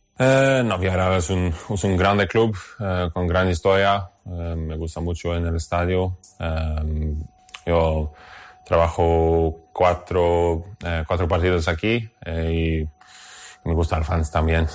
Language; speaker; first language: Spanish; non-native, learner; Norwegian